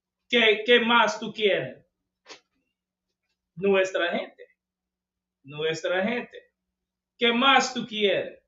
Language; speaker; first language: Spanish; non-native, learner; English